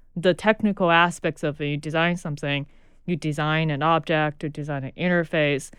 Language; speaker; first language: English; non-native, fluent; Chinese